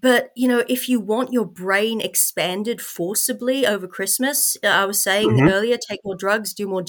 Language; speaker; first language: English; native; English